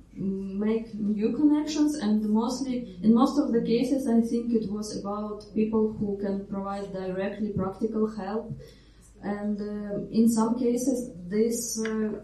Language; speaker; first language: English; non-native, fluent; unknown